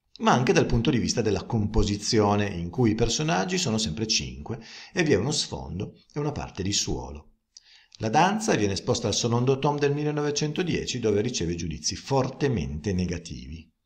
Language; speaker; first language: Italian; native; Italian